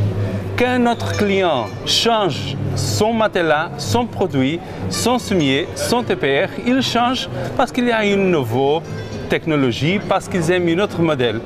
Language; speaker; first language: French; non-native, learner; Portuguese